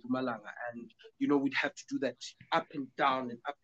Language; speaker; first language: English; non-native, local second language; Zulu